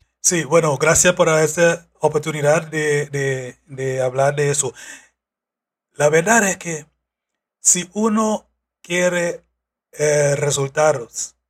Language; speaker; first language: Spanish; non-native, fluent; English